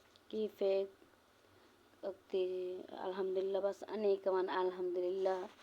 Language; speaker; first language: Arabic; non-native, learner; Bangla